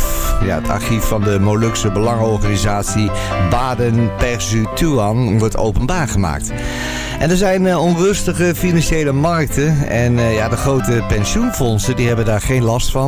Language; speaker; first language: Dutch; native; Dutch